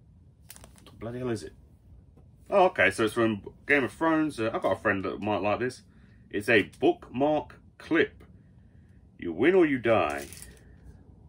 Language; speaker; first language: English; native; English